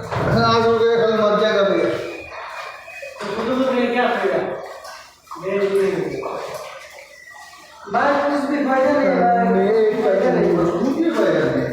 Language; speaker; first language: Hindi; non-native, learner; Bangla